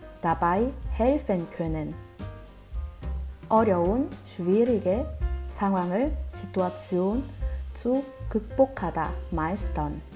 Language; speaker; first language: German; non-native, fluent; Korean